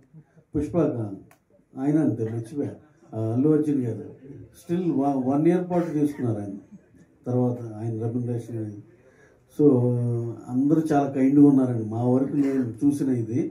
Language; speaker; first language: Telugu; native; Telugu